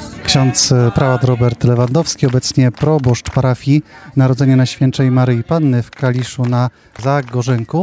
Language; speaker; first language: Polish; native; Polish